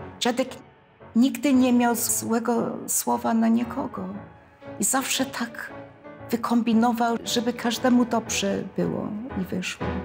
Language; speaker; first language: Polish; early bilingual, heritage; Polish